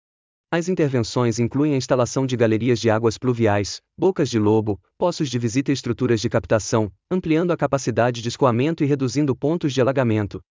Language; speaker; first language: Portuguese; native; Portuguese